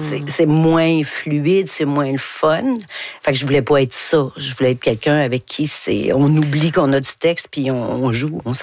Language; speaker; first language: French; native; French